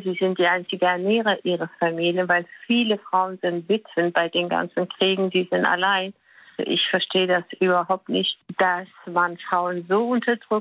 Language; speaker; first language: German; non-native, fluent; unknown